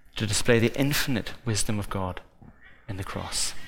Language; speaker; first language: English; native; English